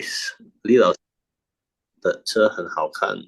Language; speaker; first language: Chinese; non-native, learner; Indonesian